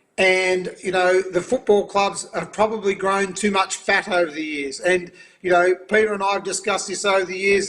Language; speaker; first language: English; native; English